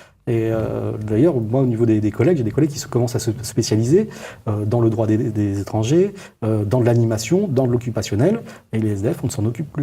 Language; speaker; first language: French; native; French